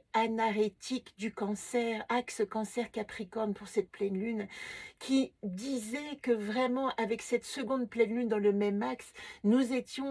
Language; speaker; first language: French; native; French